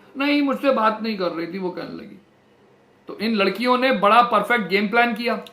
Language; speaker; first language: Urdu; non-native, local second language; Punjabi